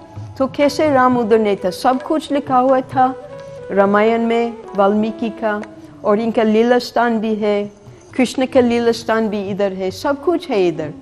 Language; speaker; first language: Hindi; non-native, fluent; English